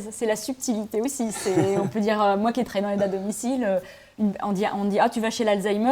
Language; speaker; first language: French; native; French